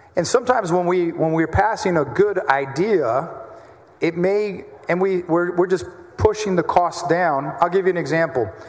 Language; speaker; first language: English; native; English